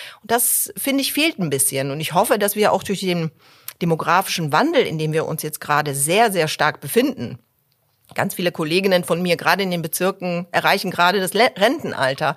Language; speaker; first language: German; early bilingual, other home language; Polish